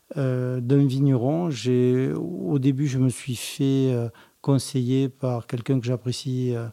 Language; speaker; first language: French; native; French